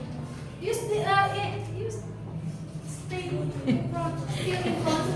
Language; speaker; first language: English; non-native, learner; Indonesian